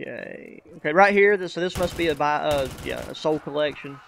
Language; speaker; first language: English; native; English